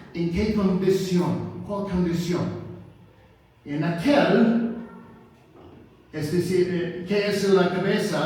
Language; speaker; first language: Spanish; non-native, fluent; English